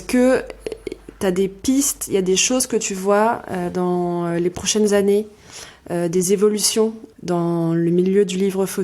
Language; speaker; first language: French; native; French